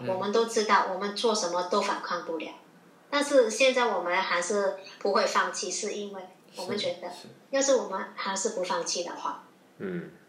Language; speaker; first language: Chinese; non-native, local second language; Cantonese